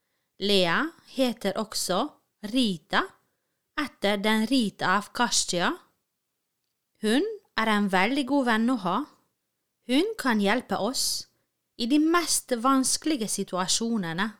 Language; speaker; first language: Norwegian; non-native, fluent; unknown